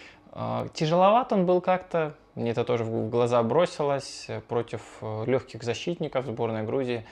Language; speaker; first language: Russian; native; Russian